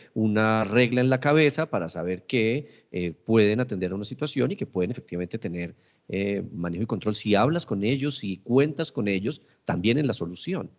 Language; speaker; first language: Spanish; native; Spanish